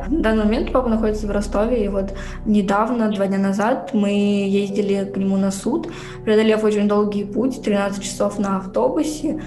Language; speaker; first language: Russian; native; Russian